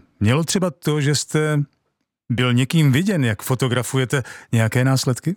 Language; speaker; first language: Czech; native; Czech